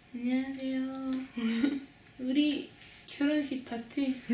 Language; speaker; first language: Korean; non-native, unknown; English